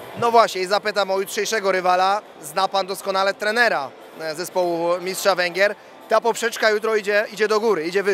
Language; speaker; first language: Polish; native; Polish